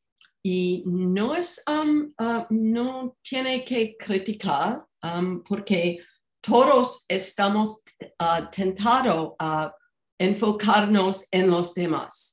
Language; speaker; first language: Spanish; non-native, fluent; English